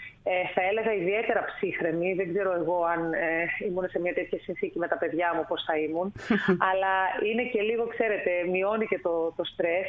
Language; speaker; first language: Greek; native; Greek